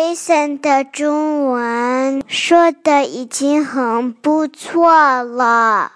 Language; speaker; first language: Chinese; early bilingual, heritage; Chinese